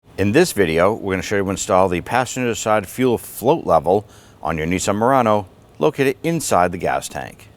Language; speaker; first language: English; native; English